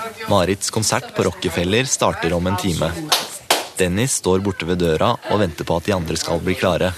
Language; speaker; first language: Norwegian; native; Norwegian